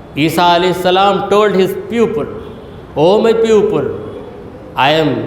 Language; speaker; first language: English; non-native, local second language; Urdu